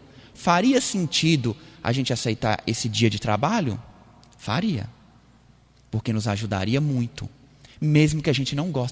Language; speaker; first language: Portuguese; native; Portuguese